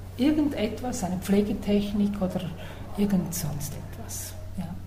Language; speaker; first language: German; native; German